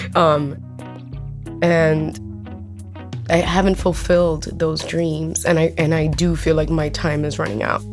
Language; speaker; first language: English; non-native, fluent; Spanish